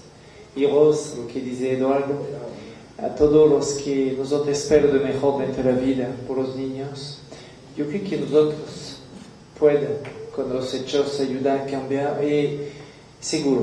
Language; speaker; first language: Spanish; non-native, learner; French